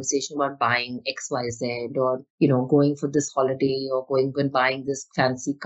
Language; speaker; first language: English; non-native, local second language; Hindi